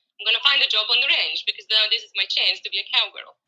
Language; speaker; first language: English; non-native, fluent; Croatian